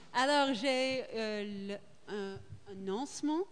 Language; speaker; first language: French; non-native, learner; English